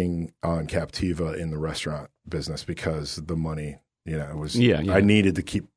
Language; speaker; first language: English; native; English